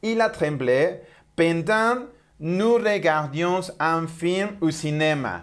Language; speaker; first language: French; non-native, learner; Spanish